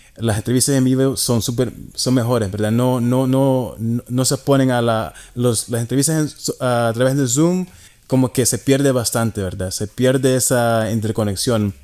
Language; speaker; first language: Spanish; early bilingual, heritage; Spanish